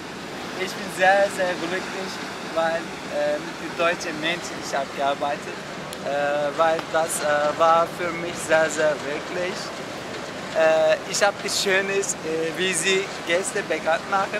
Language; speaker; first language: German; non-native, learner; Turkish